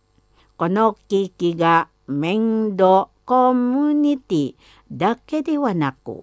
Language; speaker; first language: Japanese; non-native, fluent; Indonesian